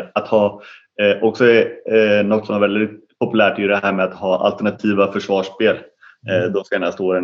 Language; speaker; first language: Swedish; native; Swedish